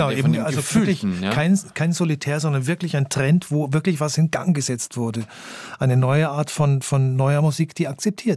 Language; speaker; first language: German; native; German